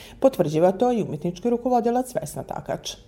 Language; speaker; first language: Serbian; native; Serbian